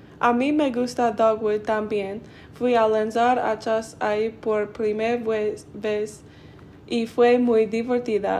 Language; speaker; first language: Spanish; non-native, learner; English